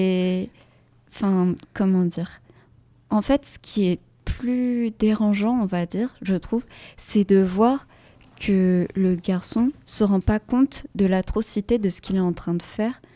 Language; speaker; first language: French; native; French